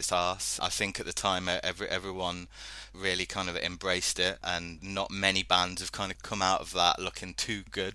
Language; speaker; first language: English; native; English